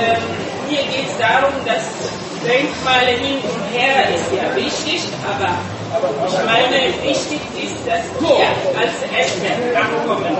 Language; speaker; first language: German; non-native, fluent; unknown